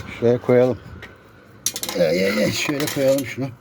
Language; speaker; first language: Turkish; native; Turkish